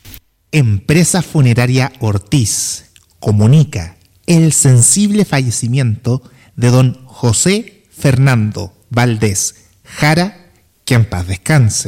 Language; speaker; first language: Spanish; native; Spanish